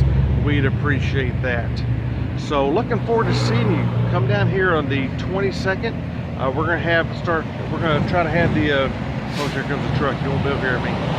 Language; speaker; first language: English; native; English